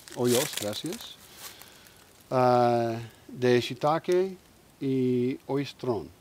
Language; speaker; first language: Spanish; non-native, learner; English